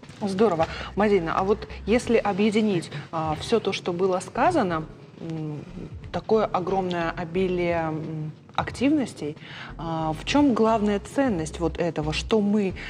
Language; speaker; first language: Russian; native; Russian